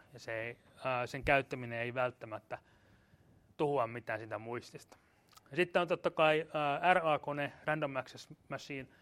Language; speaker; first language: Finnish; native; Finnish